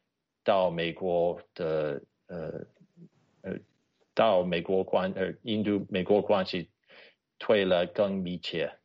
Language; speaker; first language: Chinese; non-native, fluent; English